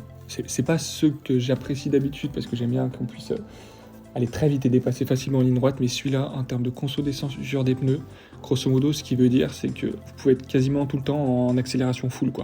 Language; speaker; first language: French; native; French